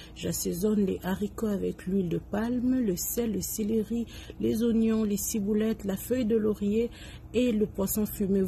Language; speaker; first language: French; non-native, local second language; Lingala